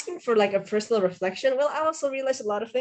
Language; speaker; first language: English; non-native, fluent; Indonesian